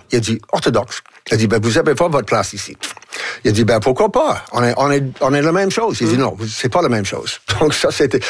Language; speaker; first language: French; native; French